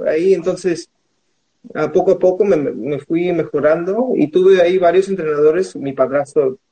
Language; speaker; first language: Spanish; early bilingual, heritage; Spanish